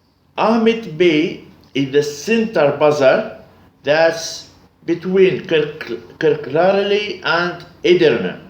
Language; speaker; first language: English; non-native, learner; Arabic